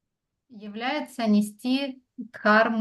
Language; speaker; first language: Russian; native; Russian